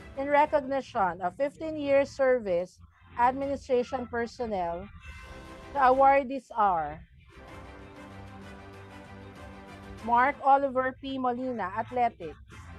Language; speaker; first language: English; non-native, local second language; Filipino